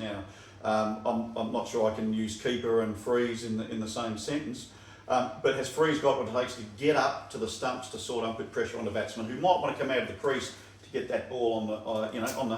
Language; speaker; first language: English; native; English